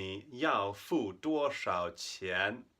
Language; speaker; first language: Chinese; non-native, fluent; English